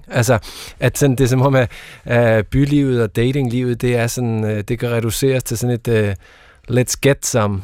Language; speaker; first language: Danish; native; Danish